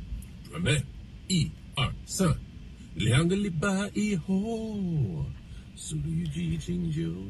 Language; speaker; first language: Chinese; non-native, learner; English